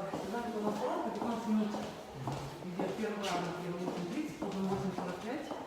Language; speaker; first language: Russian; non-native, local second language; Kazakh